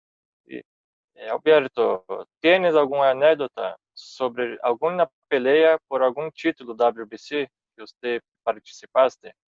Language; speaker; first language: Spanish; non-native, fluent; Portuguese